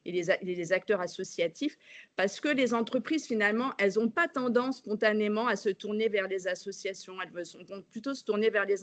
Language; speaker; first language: French; native; French